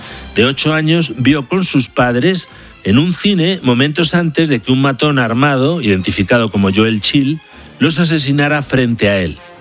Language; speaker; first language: Spanish; native; Spanish